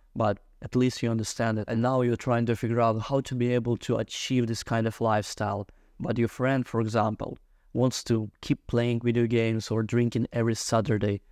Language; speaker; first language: English; non-native, fluent; Russian